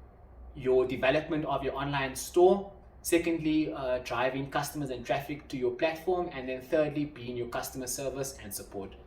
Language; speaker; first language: English; non-native, local second language; Afrikaans